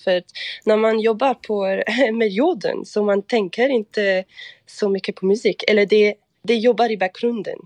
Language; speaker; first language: Swedish; non-native, fluent; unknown